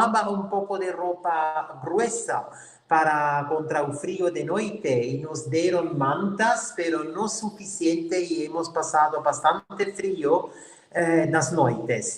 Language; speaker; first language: Portuguese; non-native, learner; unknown